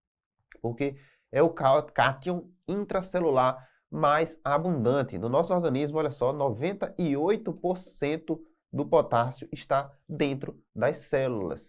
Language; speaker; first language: Portuguese; native; Portuguese